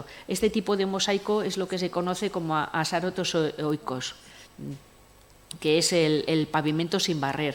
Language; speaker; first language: Spanish; native; Spanish